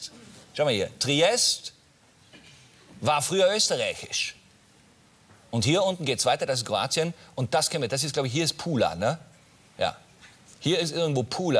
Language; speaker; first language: German; native; German